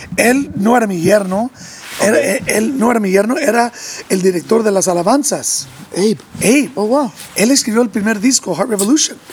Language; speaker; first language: Spanish; early bilingual, heritage; English